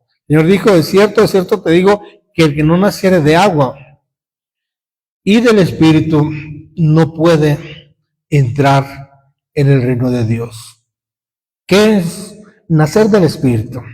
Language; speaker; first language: Spanish; native; Spanish